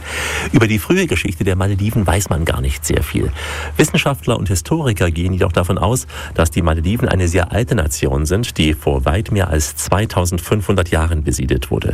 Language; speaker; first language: German; native; German